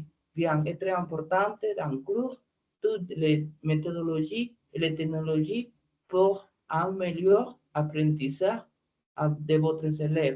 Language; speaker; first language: French; non-native, learner; Spanish